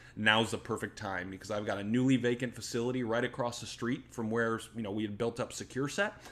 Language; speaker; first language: English; native; English